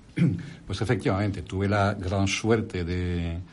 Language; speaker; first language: Spanish; non-native, fluent; French